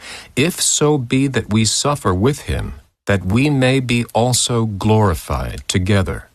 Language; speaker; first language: English; native; English